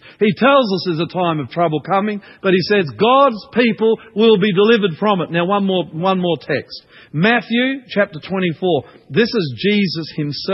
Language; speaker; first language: English; native; English